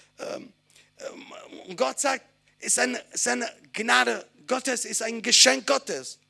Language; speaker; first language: German; non-native, fluent; Italian